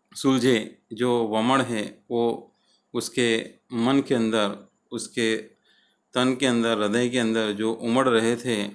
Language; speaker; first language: Hindi; non-native, local second language; Gujarati